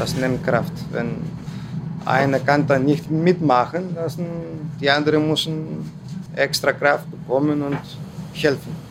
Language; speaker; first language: German; non-native, learner; Greek